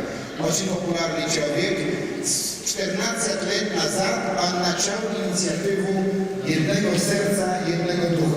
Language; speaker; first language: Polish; non-native, fluent; Russian